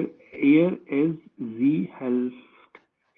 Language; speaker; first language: German; non-native, learner; Hindi